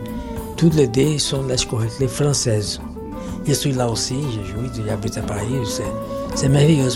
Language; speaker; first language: French; non-native, fluent; Portuguese